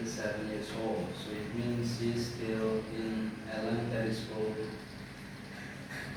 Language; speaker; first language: English; non-native, fluent; Indonesian